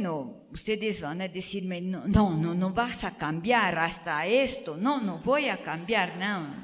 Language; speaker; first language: Spanish; non-native, fluent; Portuguese